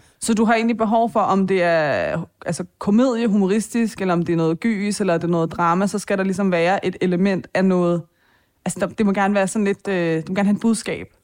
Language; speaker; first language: Danish; early bilingual, other home language; Persian